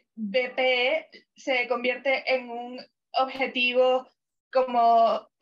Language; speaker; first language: Spanish; non-native, fluent; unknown